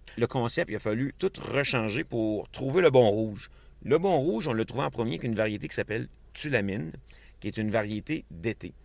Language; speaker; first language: French; native; French